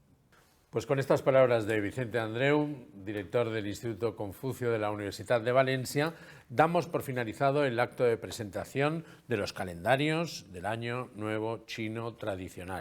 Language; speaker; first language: Spanish; native; Spanish